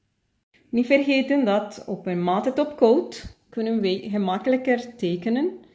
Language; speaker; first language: Dutch; non-native, fluent; Spanish